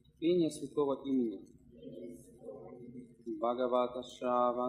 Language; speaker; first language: Russian; native; Russian